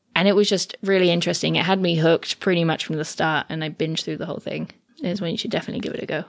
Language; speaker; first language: English; native; English